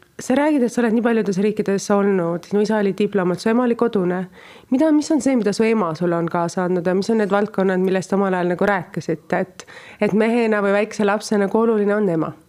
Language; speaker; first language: Estonian; native; Estonian